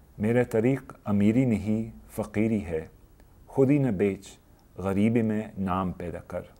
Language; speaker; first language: Urdu; non-native, fluent; English